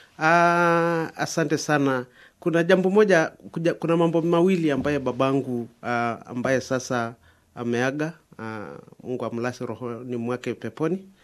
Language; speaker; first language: Swahili; non-native, local second language; Masai